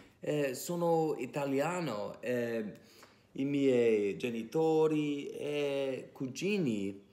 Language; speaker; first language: Italian; early bilingual, heritage; English